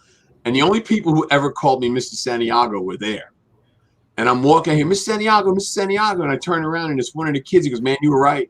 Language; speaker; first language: English; native; English